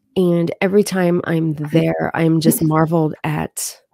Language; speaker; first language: English; native; English